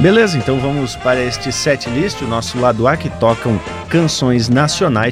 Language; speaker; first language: Portuguese; native; Portuguese